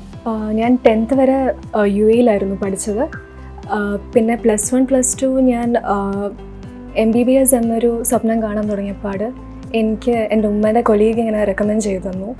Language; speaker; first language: Malayalam; early bilingual, other home language; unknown